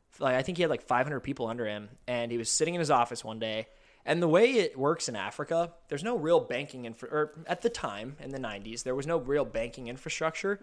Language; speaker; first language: English; early bilingual, other home language; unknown